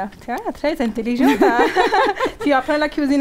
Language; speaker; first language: French; non-native, learner; Hindi